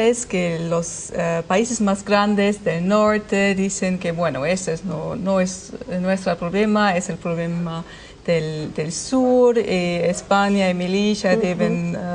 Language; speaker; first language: Spanish; non-native, fluent; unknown